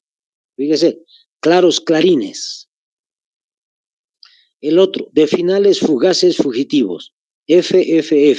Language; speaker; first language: Spanish; native; Spanish